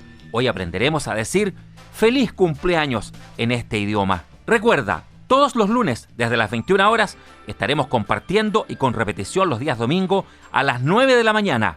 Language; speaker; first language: Spanish; native; Spanish